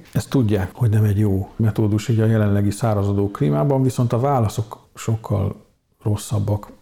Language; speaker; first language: Hungarian; native; Hungarian